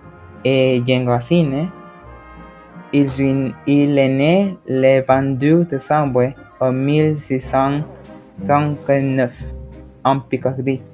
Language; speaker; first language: French; non-native, learner; Spanish